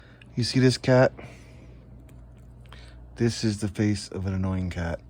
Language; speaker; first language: English; native; English